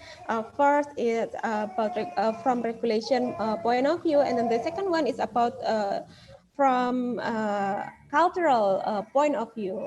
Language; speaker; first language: English; non-native, fluent; Indonesian